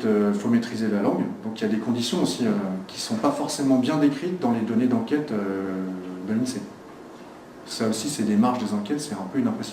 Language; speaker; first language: French; native; French